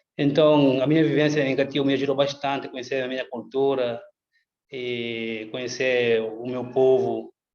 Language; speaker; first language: Portuguese; non-native, local second language; Upper Guinea Crioulo